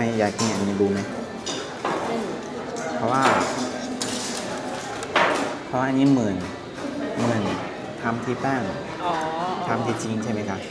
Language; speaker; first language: Thai; non-native, learner; Chinese